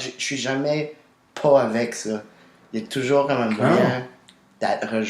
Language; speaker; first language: French; native; French